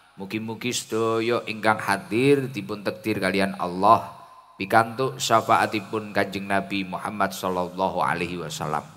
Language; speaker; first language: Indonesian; non-native, local second language; Javanese